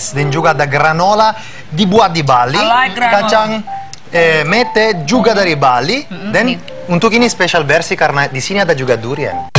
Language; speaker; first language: Indonesian; non-native, fluent; Italian